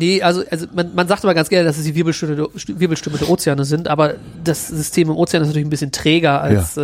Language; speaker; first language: German; native; German